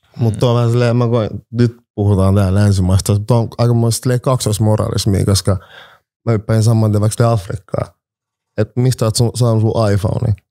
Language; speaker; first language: Finnish; early bilingual, other home language; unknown